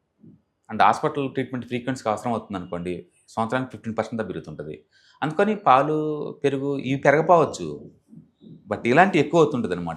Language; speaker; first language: Telugu; native; Telugu